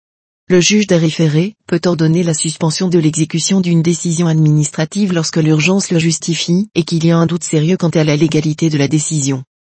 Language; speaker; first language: French; native; French